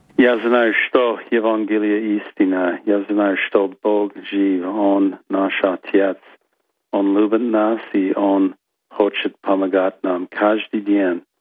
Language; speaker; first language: Russian; non-native, learner; English